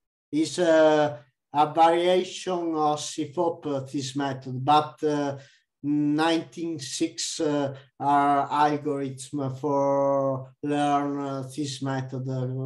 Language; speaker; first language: English; non-native, learner; Italian